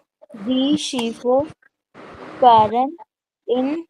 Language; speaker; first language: German; non-native, learner; Hindi